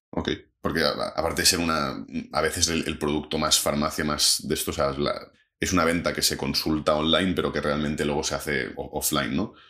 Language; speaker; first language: Spanish; native; Spanish